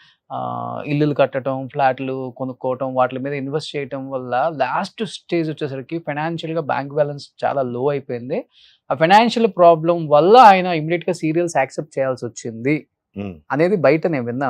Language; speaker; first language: Telugu; native; Telugu